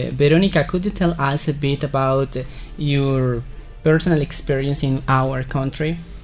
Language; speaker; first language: English; non-native, fluent; Spanish